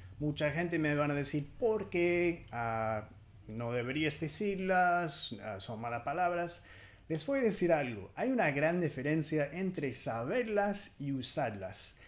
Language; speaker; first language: Spanish; non-native, fluent; English